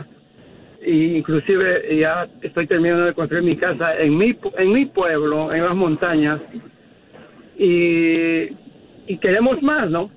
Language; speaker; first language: Spanish; native; Spanish